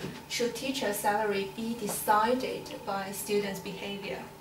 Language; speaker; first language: English; non-native, fluent; Chinese